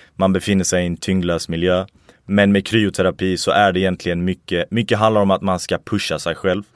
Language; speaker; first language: Swedish; native; Swedish